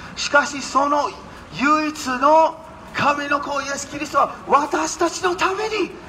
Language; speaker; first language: Japanese; non-native, fluent; English